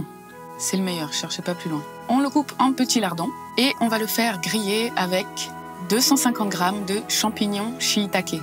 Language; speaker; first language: French; native; French